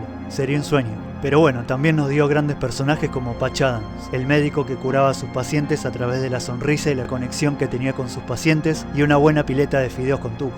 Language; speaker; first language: Spanish; native; Spanish